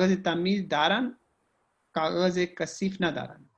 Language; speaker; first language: Persian; non-native, learner; Urdu